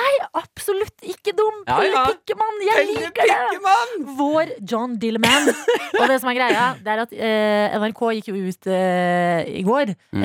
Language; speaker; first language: Norwegian; native; Norwegian